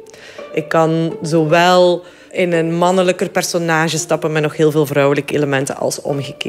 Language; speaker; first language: Dutch; native; Dutch